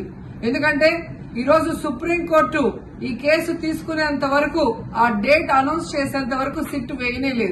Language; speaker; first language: Telugu; native; Telugu